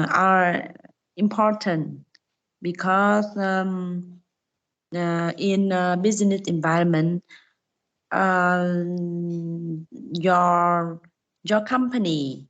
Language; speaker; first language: English; non-native, learner; Vietnamese